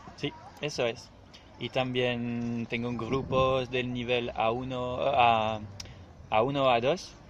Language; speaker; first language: Spanish; non-native, learner; French